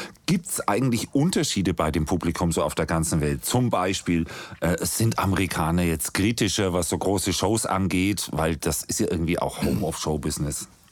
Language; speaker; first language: German; native; German